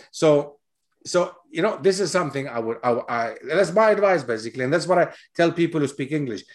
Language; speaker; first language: English; non-native, fluent; Greek